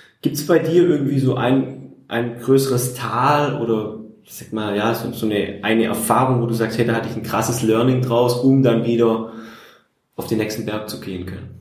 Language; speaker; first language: German; native; German